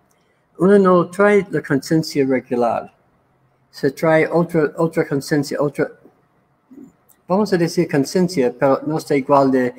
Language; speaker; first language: Spanish; non-native, learner; English